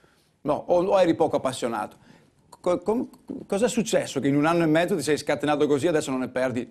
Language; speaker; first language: Italian; native; Italian